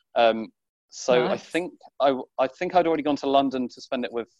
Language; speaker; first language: English; native; English